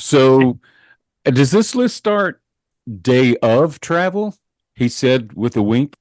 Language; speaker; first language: English; native; English